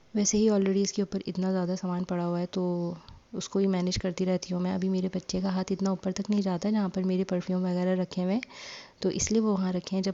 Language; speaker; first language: Urdu; native; Urdu